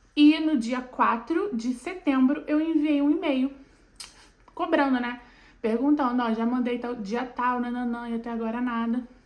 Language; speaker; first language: Portuguese; native; Portuguese